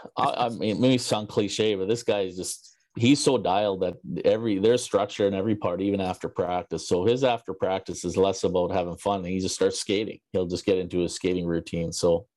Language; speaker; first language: English; native; English